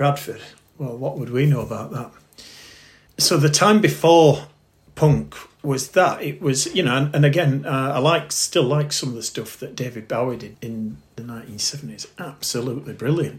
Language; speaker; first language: English; native; English